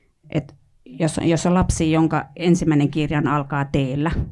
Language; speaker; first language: Finnish; native; Finnish